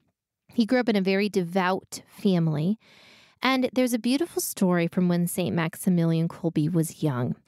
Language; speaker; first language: English; native; English